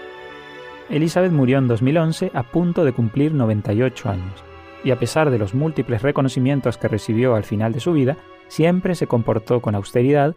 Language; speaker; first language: Spanish; native; Spanish